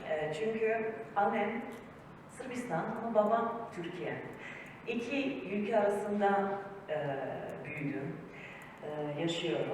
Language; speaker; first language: Turkish; early bilingual, heritage; Serbian